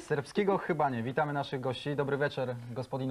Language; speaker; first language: Polish; native; Polish